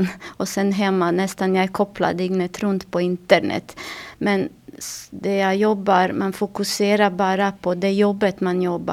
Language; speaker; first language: Swedish; non-native, learner; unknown